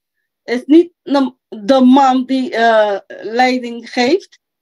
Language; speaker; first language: Dutch; non-native, local second language; Papiamento